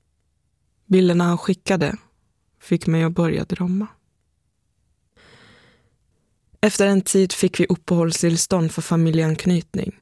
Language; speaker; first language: Swedish; early bilingual, other home language; Persian